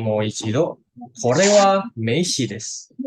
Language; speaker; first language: Japanese; non-native, fluent; Indonesian